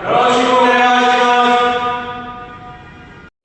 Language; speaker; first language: Japanese; non-native, learner; Burmese